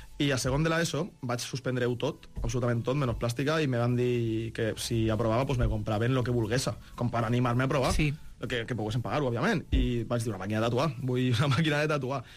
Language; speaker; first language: Catalan; native; Catalan